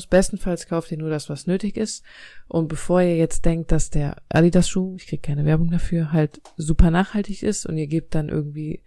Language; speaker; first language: German; native; German